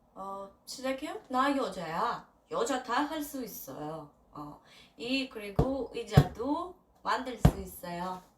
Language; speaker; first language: Korean; non-native, learner; Russian